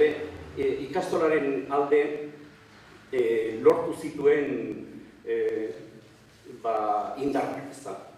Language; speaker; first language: Basque; native; Basque